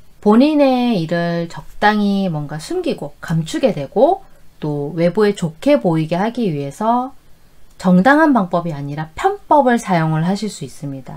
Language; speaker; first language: Korean; native; Korean